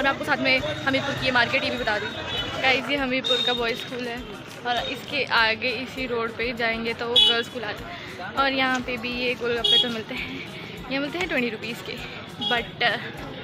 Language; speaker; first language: Hindi; native; Hindi